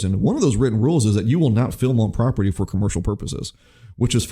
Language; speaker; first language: English; native; English